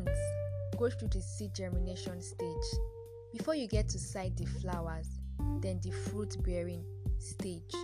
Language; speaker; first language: English; non-native, local second language; Yoruba